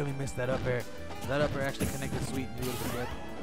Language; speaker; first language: English; native; English